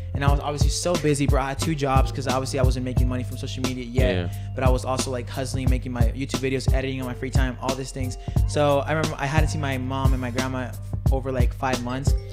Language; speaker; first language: English; early bilingual, other home language; Spanish